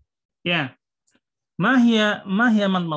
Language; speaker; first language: Arabic; non-native, fluent; Indonesian